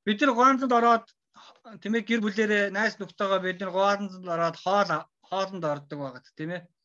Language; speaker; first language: Mongolian; non-native, fluent; Korean